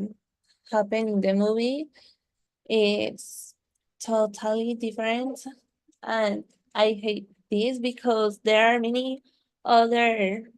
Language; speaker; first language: English; non-native, learner; Spanish